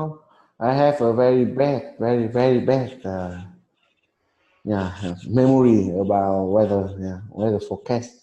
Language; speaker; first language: English; non-native, learner; Vietnamese